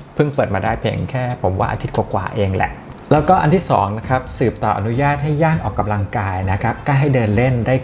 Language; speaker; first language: Thai; native; Thai